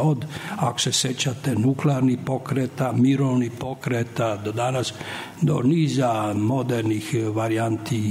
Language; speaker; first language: Serbian; native; Serbian